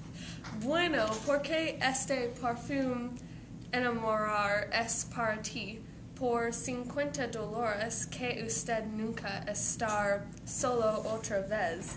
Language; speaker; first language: Spanish; non-native, learner; English